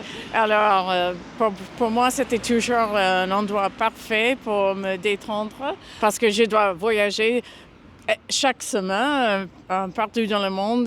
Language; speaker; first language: French; non-native, fluent; English